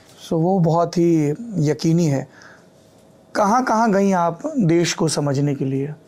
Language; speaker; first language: Hindi; native; Hindi